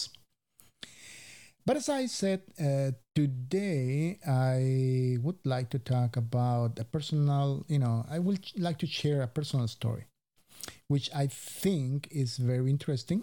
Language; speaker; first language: English; non-native, fluent; Spanish